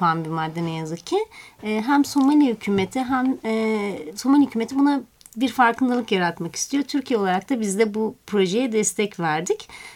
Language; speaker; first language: Turkish; native; Turkish